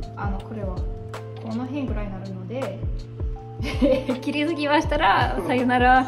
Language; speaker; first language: Japanese; non-native, learner; German